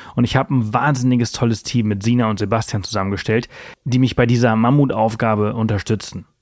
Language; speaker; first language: German; early bilingual, heritage; German